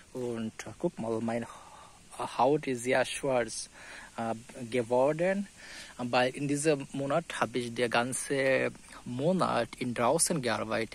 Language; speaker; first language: German; non-native, learner; Bangla